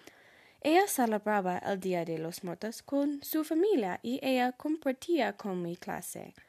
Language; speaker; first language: Spanish; non-native, learner; English